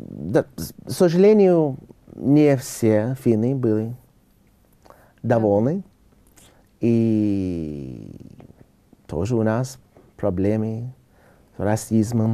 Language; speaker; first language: Russian; non-native, learner; English